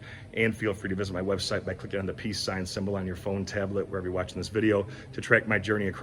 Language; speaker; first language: English; native; English